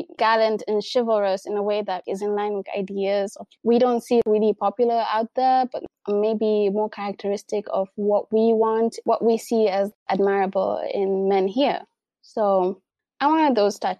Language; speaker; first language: English; non-native, local second language; Swahili